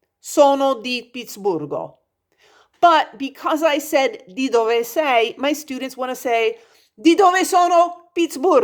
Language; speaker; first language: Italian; non-native, fluent; English